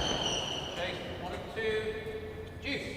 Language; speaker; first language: English; native; English